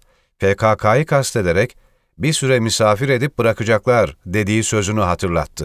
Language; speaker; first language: Turkish; native; Turkish